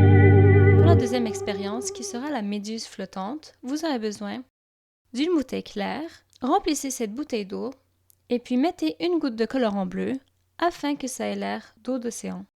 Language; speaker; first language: French; native; French